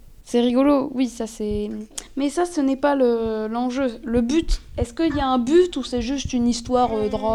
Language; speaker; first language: French; native; French